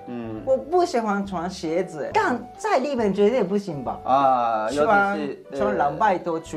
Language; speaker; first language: Chinese; non-native, fluent; Japanese